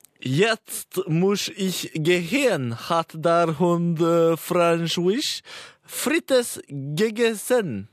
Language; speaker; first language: German; non-native, learner; Norwegian